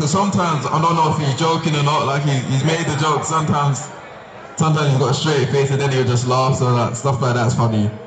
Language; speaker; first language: English; native; English